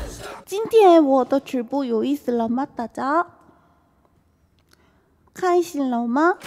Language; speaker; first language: Chinese; non-native, learner; Korean